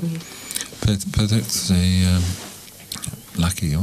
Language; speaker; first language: French; non-native, learner; English